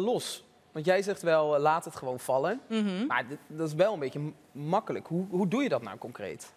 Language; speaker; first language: Dutch; native; Dutch